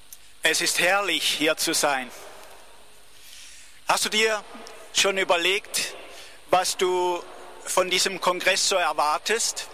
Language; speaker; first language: German; native; German